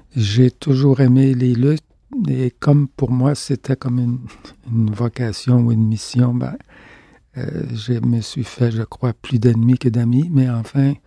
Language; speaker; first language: French; native; French